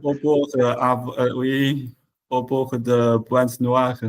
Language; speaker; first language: French; non-native, learner; Chinese